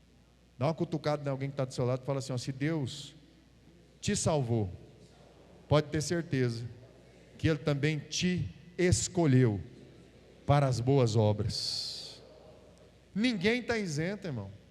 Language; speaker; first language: Portuguese; native; Portuguese